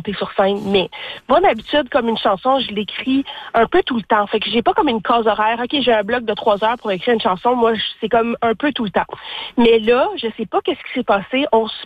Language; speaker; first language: French; native; French